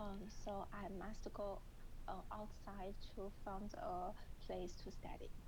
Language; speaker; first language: English; non-native, learner; Chinese